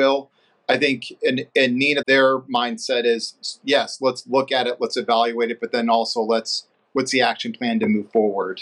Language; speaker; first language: English; native; English